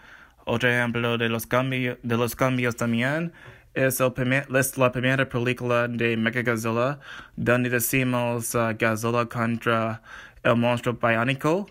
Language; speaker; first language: Spanish; non-native, learner; English